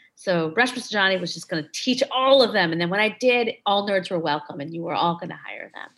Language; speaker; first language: English; native; English